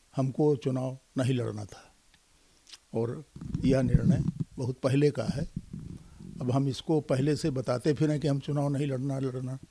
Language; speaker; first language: Hindi; native; Hindi